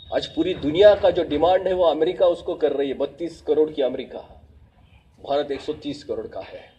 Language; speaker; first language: Hindi; native; Hindi